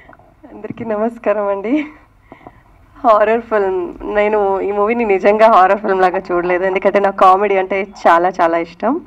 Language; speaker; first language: Telugu; non-native, local second language; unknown